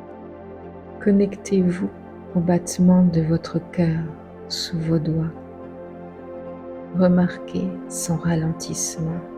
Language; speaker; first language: French; native; French